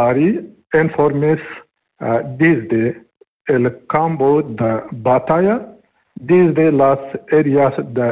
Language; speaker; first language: Spanish; non-native, learner; Pashto